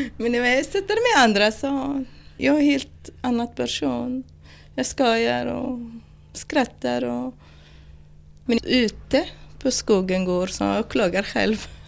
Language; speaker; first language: Swedish; non-native, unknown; Arabic